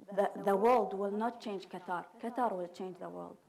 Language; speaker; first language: English; non-native, fluent; Arabic